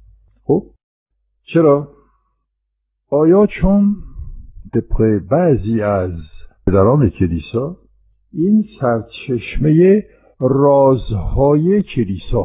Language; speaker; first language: Persian; non-native, fluent; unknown